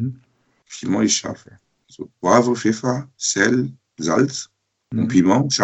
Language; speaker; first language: German; non-native, local second language; French